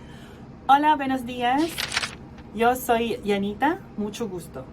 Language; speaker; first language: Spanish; non-native, fluent; Filipino